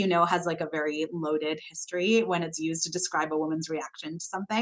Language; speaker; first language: English; non-native, local second language; Malayalam